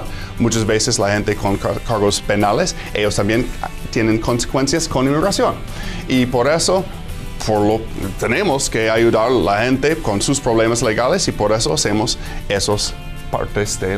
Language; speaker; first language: Spanish; non-native, fluent; English